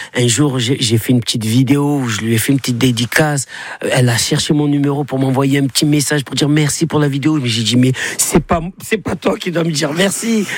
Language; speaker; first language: French; native; French